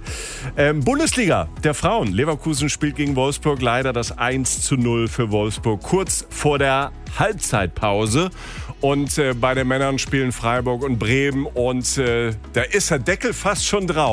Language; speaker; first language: German; native; German